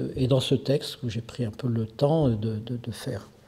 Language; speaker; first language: French; native; French